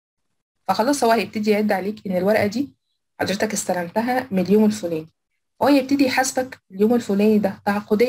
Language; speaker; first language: Arabic; native; Arabic